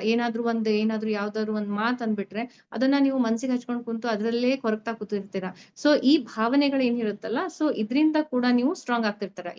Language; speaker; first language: Kannada; native; Kannada